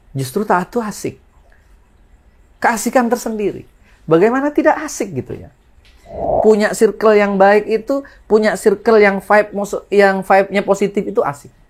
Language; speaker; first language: Indonesian; non-native, local second language; Madurese